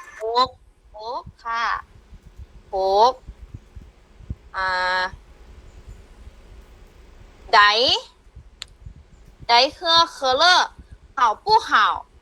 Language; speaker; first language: Chinese; non-native, learner; Thai